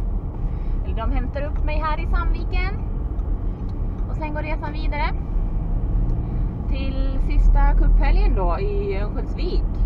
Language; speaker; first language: Swedish; native; Swedish